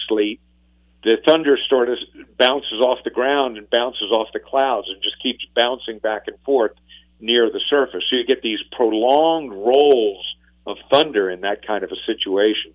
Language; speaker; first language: English; native; English